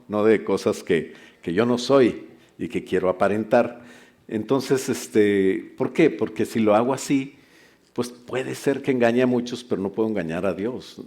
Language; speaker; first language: Spanish; native; Spanish